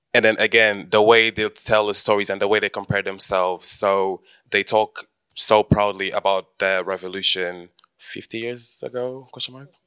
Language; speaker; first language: English; early bilingual, heritage; Portuguese